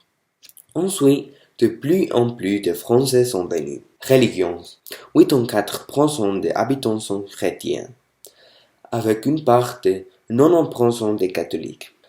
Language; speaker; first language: French; non-native, learner; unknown